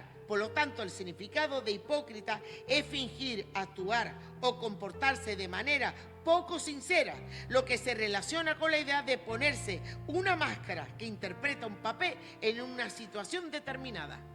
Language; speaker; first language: Spanish; native; Spanish